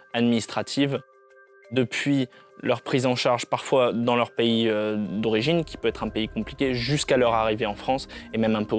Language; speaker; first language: French; native; French